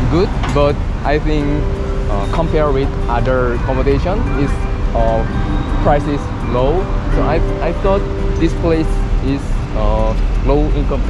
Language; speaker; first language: English; non-native, learner; Korean